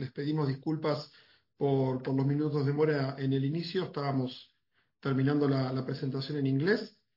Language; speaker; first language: Spanish; native; Spanish